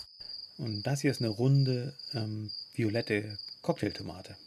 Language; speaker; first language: German; native; German